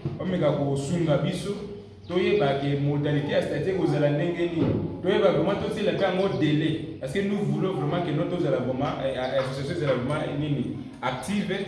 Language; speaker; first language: Lingala; native; Lingala